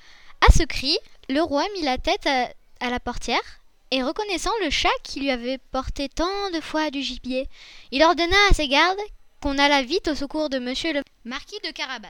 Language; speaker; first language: French; native; French